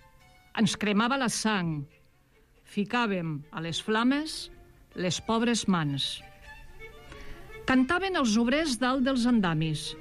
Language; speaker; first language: Catalan; native; Catalan